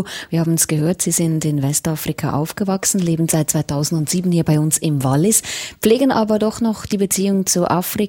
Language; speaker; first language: German; native; German